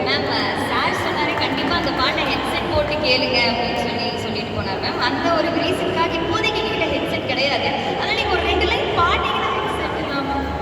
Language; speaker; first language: Tamil; native; Tamil